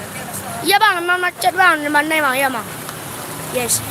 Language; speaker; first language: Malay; non-native, local second language; Minangkabau